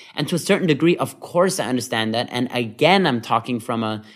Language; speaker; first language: English; early bilingual, other home language; Hebrew